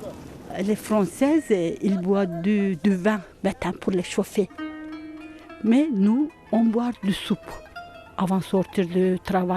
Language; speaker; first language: French; non-native, learner; Turkish